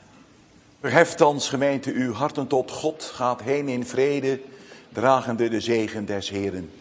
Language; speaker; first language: Dutch; native; Dutch